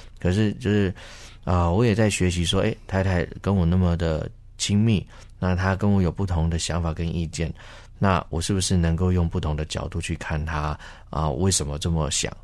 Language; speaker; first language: Chinese; native; Chinese